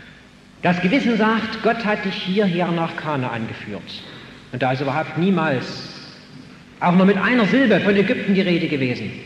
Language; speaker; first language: German; native; German